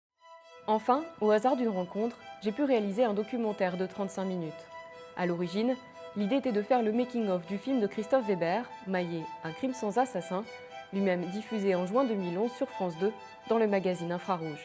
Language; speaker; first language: French; native; French